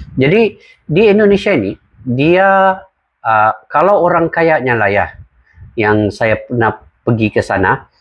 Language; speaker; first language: Malay; native; Malay